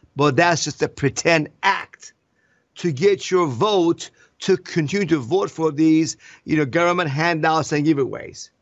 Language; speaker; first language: English; non-native, fluent; Persian